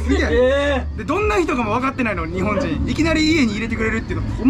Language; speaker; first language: Japanese; native; Japanese